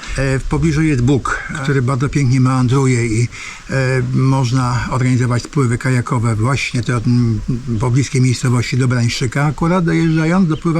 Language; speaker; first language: Polish; native; Polish